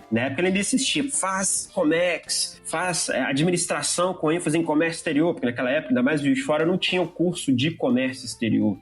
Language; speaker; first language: Portuguese; native; Portuguese